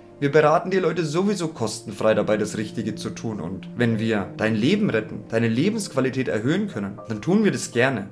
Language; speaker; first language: German; native; German